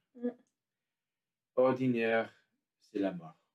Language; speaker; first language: French; non-native, learner; English